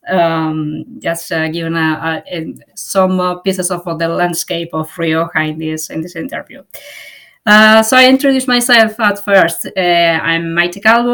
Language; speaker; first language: English; non-native, fluent; Spanish